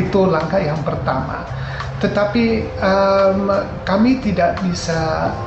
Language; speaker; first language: Indonesian; non-native, fluent; English